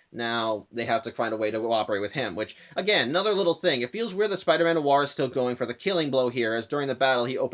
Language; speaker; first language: English; native; English